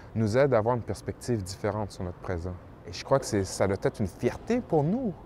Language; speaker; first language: French; native; French